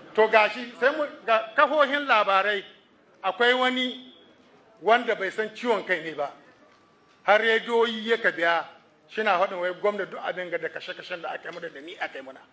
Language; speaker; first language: Hausa; native; Hausa